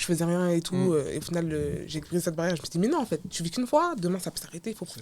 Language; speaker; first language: French; native; French